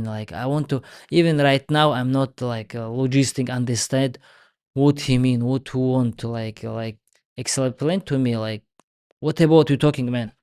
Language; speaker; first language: English; non-native, learner; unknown